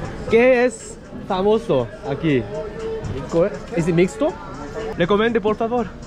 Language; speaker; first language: Spanish; non-native, learner; Korean